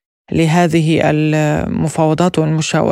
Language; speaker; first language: Arabic; native; Arabic